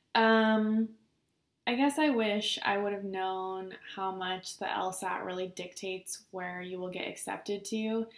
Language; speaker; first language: English; native; English